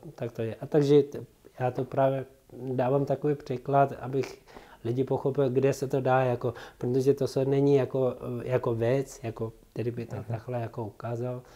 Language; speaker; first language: Czech; non-native, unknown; Tibetan